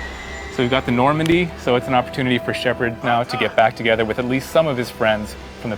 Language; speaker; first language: English; native; English